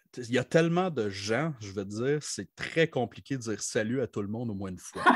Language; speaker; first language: French; native; French